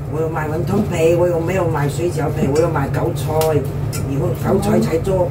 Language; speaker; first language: Chinese; non-native, local second language; Cantonese